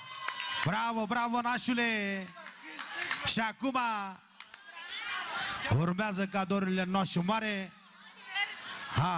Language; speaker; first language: Romanian; non-native, local second language; Turkish